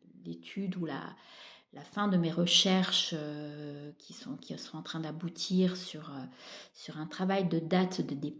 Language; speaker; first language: French; native; French